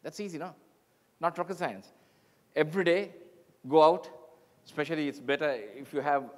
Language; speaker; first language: English; non-native, local second language; Sinhala